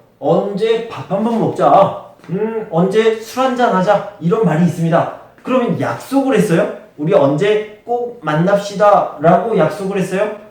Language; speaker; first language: Korean; native; Korean